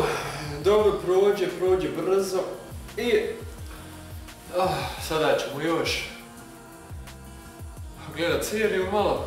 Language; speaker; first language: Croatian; early bilingual, heritage; Croatian